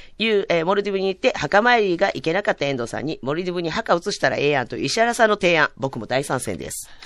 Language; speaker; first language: Japanese; native; Japanese